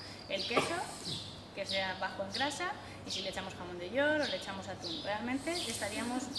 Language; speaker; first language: Spanish; native; Spanish